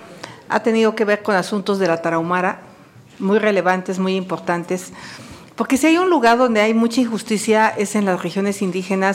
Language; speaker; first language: Spanish; native; Spanish